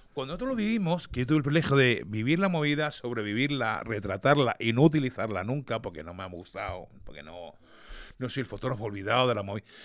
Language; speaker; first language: Spanish; early bilingual, other home language; English